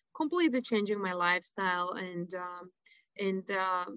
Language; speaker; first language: English; non-native, fluent; Lithuanian